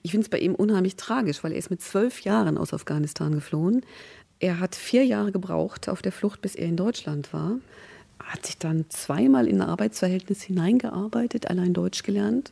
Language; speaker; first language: German; native; German